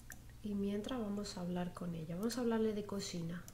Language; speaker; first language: Spanish; native; Spanish